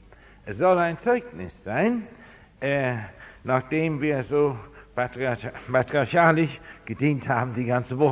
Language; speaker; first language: German; non-native, fluent; English